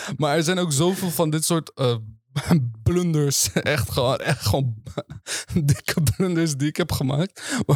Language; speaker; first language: Dutch; early bilingual, other home language; Turkish